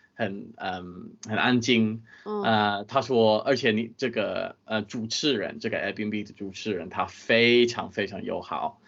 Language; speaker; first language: Chinese; non-native, fluent; English